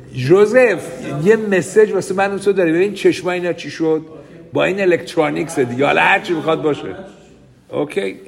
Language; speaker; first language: Persian; native; Persian